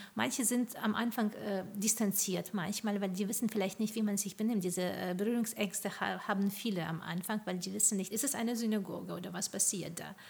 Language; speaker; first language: German; non-native, fluent; Ukrainian